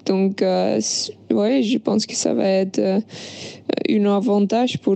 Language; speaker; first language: French; non-native, local second language; Dutch